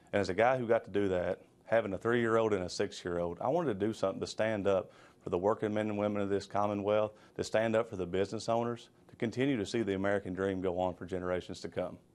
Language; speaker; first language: English; native; English